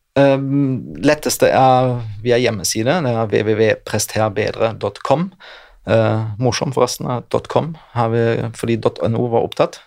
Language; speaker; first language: Norwegian; non-native, fluent; German